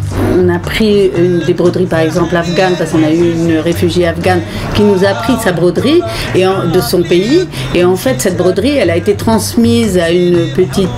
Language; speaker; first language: French; native; French